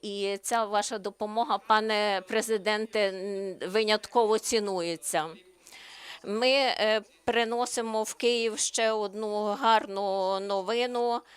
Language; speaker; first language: Ukrainian; non-native, learner; Slovenian